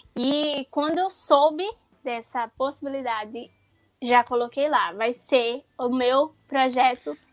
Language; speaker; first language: Portuguese; native; Portuguese